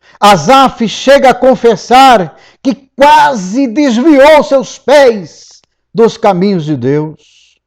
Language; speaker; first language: Portuguese; native; Portuguese